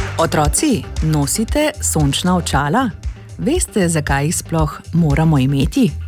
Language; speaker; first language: Slovenian; native; Slovenian